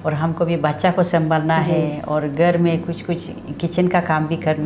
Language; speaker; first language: Hindi; non-native, local second language; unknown